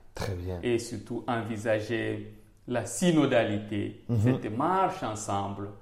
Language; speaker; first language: French; non-native, local second language; Swahili